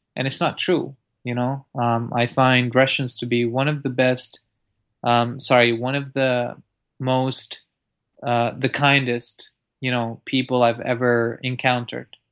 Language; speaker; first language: English; early bilingual, other home language; Arabic